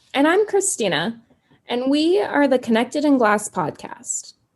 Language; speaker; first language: English; native; English